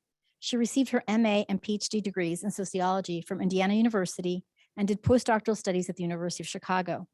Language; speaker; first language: English; native; English